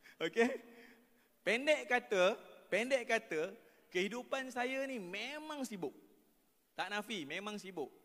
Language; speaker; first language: Malay; native; Malay